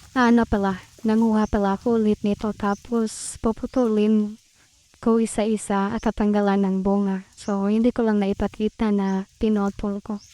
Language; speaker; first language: Filipino; non-native, local second language; Cebuano